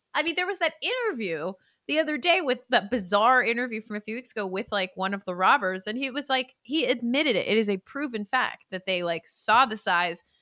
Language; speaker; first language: English; native; English